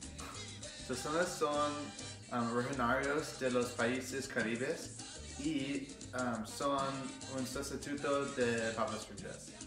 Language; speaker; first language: Spanish; non-native, learner; English